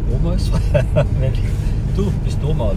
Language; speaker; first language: German; native; German